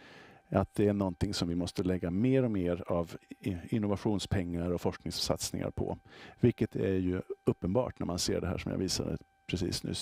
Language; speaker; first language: Swedish; native; Swedish